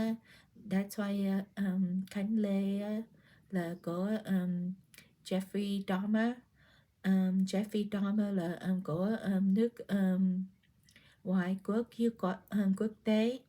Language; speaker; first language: Vietnamese; early bilingual, heritage; Vietnamese